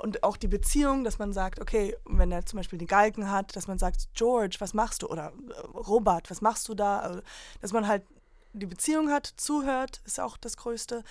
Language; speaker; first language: German; early bilingual, heritage; German